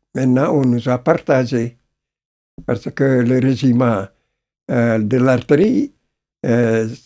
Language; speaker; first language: French; non-native, local second language; Wolof